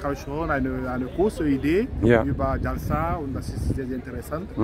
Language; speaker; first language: German; non-native, fluent; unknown